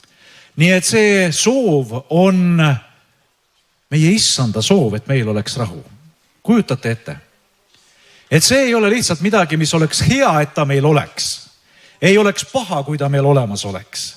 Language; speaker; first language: Estonian; native; Estonian